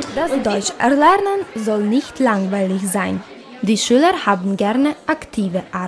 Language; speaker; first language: German; non-native, fluent; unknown